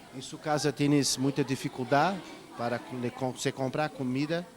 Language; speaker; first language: Spanish; non-native, learner; Portuguese